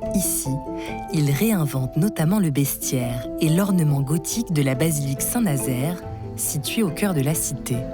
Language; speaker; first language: French; native; French